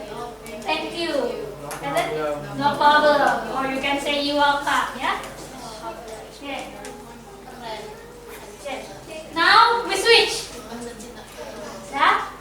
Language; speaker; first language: English; non-native, fluent; Indonesian